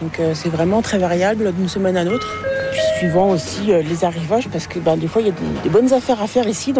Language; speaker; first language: French; native; French